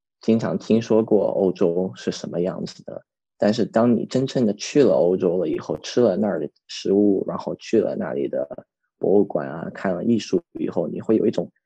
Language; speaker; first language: Chinese; early bilingual, heritage; Chinese